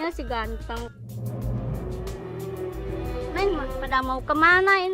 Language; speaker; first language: Indonesian; native; Indonesian